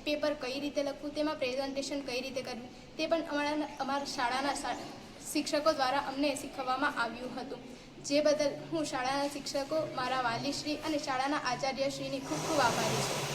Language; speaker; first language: Gujarati; native; Gujarati